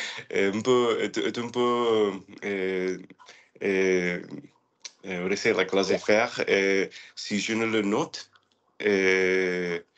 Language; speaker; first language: French; non-native, learner; English